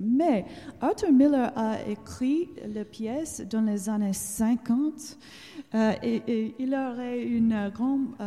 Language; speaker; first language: French; non-native, learner; English